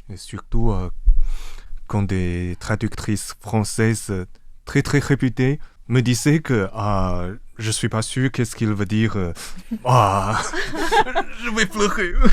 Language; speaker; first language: French; non-native, fluent; Chinese